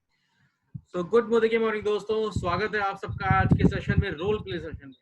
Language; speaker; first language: Hindi; native; Hindi